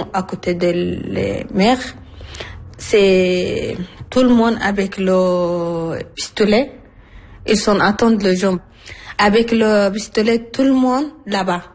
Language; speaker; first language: French; non-native, learner; Arabic